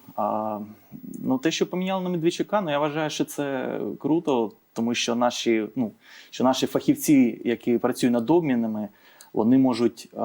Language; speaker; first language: Ukrainian; native; Ukrainian